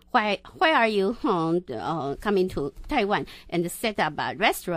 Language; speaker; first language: English; non-native, local second language; Chinese